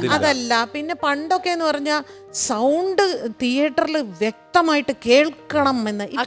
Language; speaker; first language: Malayalam; native; Malayalam